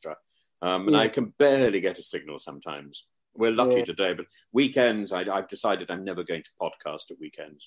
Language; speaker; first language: English; native; English